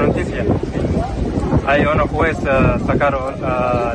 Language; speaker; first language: Spanish; non-native, learner; Arabic